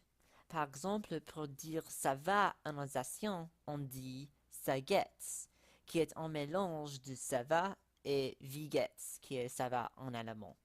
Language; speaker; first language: French; non-native, learner; English